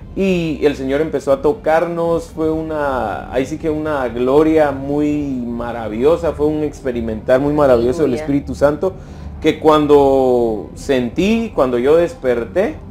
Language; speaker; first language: Spanish; native; Spanish